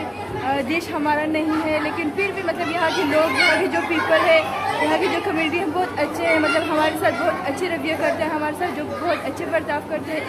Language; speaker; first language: Hindi; non-native, fluent; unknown